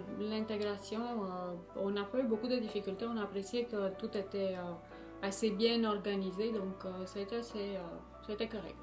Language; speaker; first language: French; non-native, fluent; Romanian